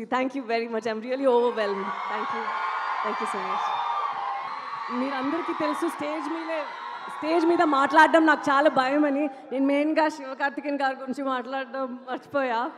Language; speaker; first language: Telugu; non-native, local second language; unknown